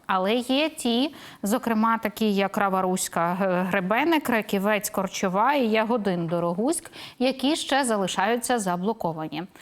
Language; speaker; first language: Ukrainian; native; Ukrainian